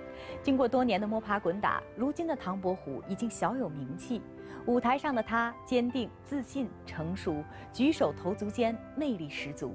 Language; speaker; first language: Chinese; native; Chinese